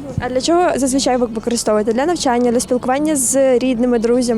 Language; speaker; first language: Ukrainian; native; Ukrainian